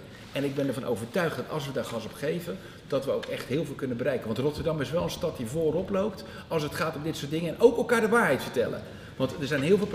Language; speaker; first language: Dutch; native; Dutch